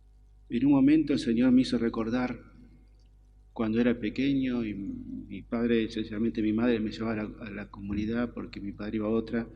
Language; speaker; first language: Spanish; native; Spanish